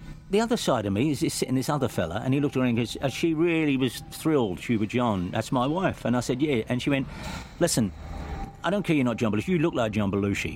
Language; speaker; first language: English; native; English